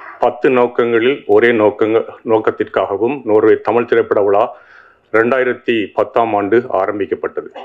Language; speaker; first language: Tamil; native; Tamil